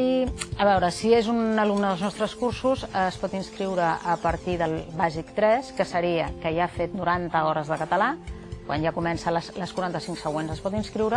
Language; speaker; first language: Catalan; native; Catalan